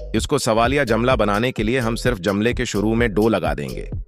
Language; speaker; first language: Urdu; native; Urdu